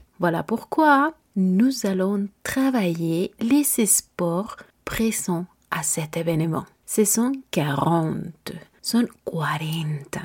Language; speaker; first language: French; non-native, learner; Spanish